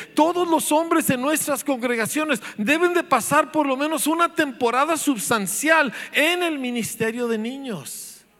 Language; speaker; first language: Spanish; native; Spanish